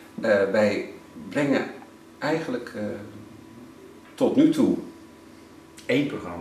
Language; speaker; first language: Dutch; native; Dutch